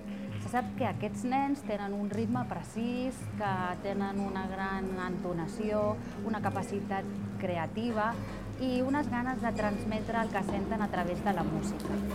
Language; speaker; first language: Catalan; native; Catalan